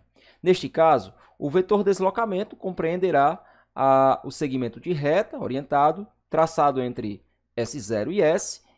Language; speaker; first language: Portuguese; native; Portuguese